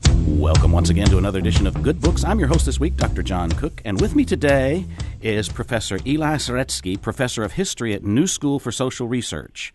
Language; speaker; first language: English; native; English